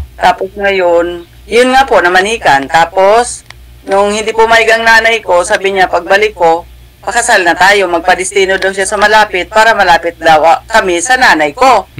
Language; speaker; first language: Filipino; non-native, local second language; Cebuano